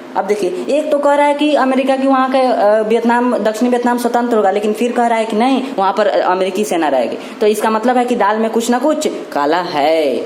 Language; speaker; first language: Hindi; native; Hindi